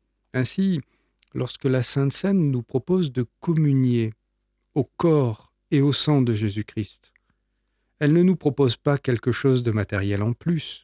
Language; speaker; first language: French; native; French